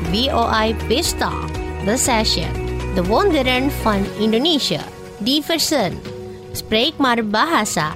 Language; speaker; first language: Dutch; non-native, fluent; Indonesian